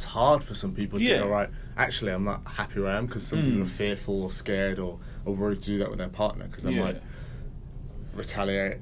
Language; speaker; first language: English; native; English